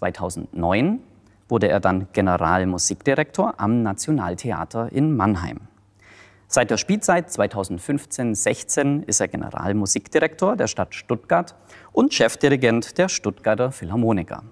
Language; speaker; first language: German; native; German